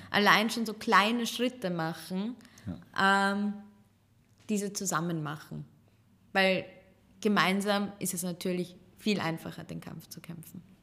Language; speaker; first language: German; early bilingual, other home language; Serbian